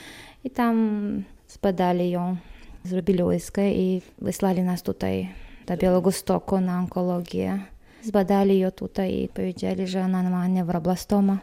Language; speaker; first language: Polish; non-native, learner; Chechen